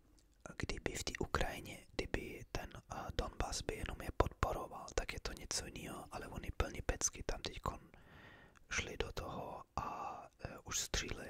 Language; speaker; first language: Czech; early bilingual, heritage; English